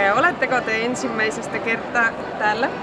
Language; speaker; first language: Finnish; non-native, learner; Estonian